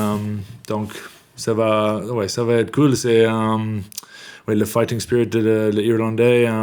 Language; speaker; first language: French; non-native, learner; English